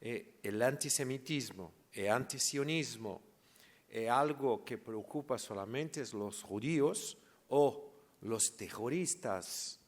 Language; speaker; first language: Spanish; non-native, learner; Portuguese